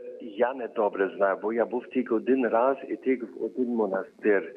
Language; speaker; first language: Ukrainian; early bilingual, heritage; Ukrainian